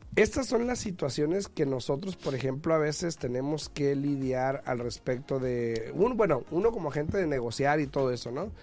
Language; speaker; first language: Spanish; early bilingual, heritage; Spanish